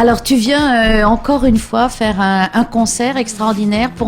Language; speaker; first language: French; native; French